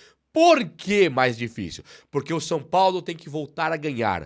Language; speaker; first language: Portuguese; native; Portuguese